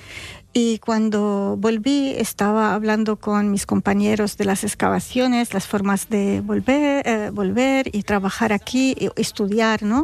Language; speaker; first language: Spanish; non-native, fluent; Arabic